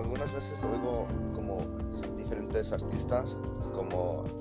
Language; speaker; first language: Spanish; early bilingual, heritage; Spanish